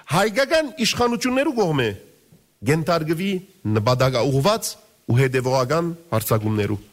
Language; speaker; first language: Armenian; early bilingual, heritage; Armenian